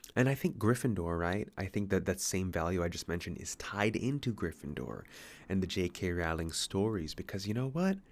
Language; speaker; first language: English; native; English